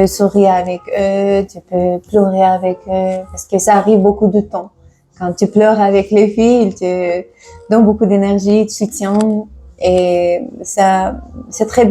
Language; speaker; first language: French; non-native, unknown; Tajik